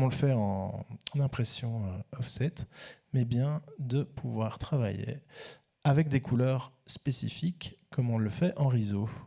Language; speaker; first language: French; native; French